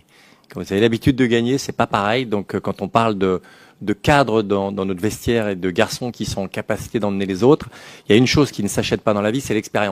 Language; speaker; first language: French; native; French